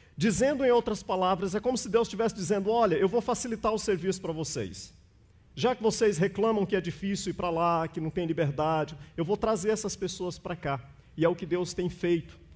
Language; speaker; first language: Portuguese; native; Portuguese